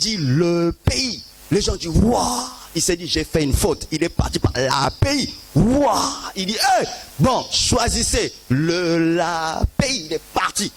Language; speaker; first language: French; non-native, local second language; Lingala